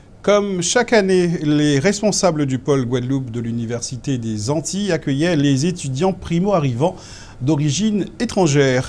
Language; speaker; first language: French; native; French